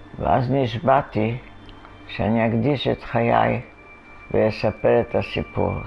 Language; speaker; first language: Hebrew; non-native, fluent; Polish